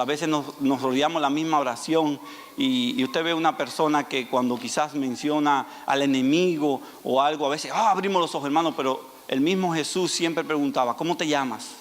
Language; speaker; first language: Spanish; native; Spanish